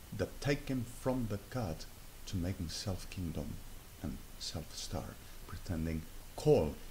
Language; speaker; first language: English; non-native, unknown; Spanish